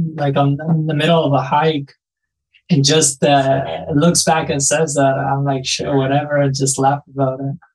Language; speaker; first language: English; non-native, fluent; Spanish